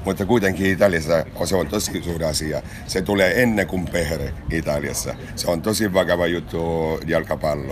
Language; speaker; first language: Finnish; non-native, learner; Italian